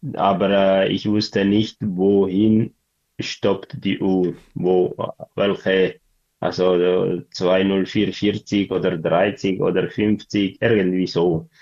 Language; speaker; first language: German; non-native, learner; Tigrinya